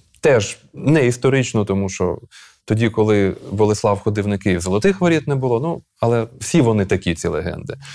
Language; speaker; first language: Ukrainian; native; Ukrainian